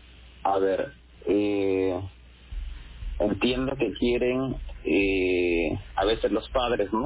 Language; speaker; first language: Spanish; native; Spanish